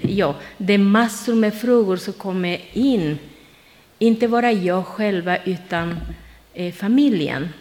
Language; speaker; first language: Swedish; non-native, learner; Spanish